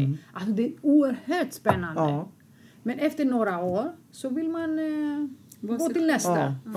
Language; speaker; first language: Swedish; non-native, fluent; Greek